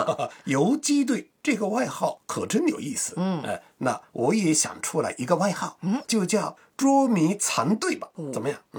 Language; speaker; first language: Chinese; non-native, fluent; Japanese